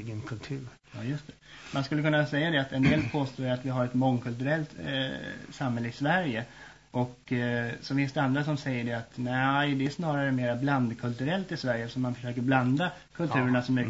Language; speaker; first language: Swedish; native; Swedish